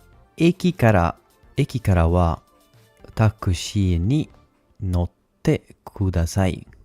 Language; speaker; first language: Japanese; non-native, learner; Italian